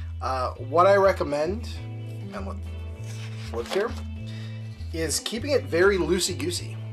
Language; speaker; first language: English; native; English